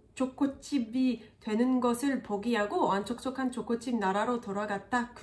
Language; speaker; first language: Korean; non-native, fluent; French